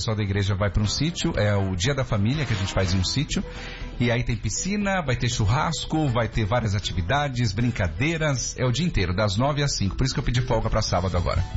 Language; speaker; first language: Portuguese; native; Portuguese